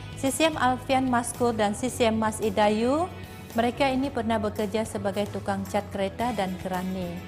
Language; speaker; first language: Malay; non-native, local second language; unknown